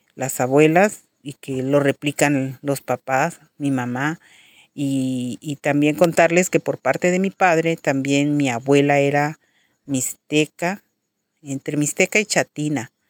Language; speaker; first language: Spanish; native; Spanish